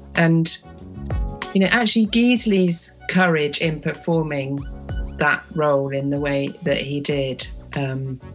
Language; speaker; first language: English; native; English